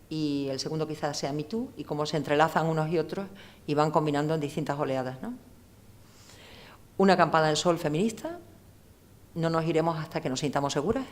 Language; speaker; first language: Spanish; native; Spanish